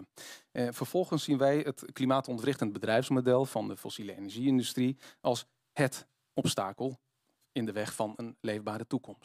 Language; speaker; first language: Dutch; native; Dutch